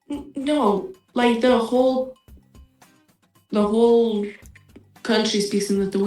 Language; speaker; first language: English; non-native, fluent; Lithuanian